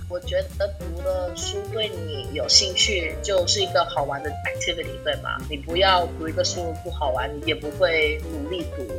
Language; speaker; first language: Chinese; early bilingual, heritage; English